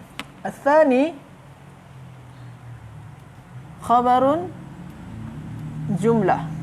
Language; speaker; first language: Arabic; non-native, fluent; Malay